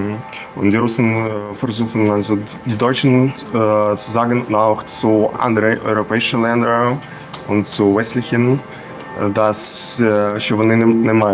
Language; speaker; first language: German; non-native, fluent; Ukrainian